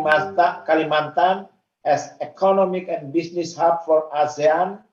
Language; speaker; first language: English; non-native, fluent; Indonesian